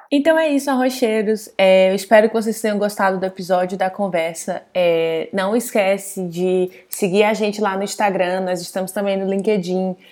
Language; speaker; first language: Portuguese; native; Portuguese